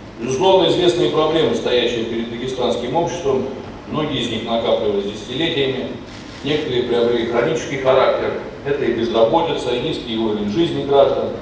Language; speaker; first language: Russian; native; Russian